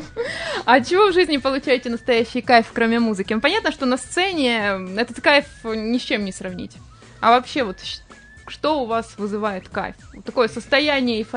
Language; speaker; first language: Russian; native; Russian